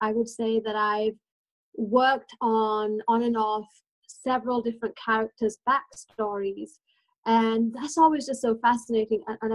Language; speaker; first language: English; native; English